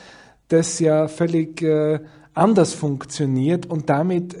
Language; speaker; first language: German; native; German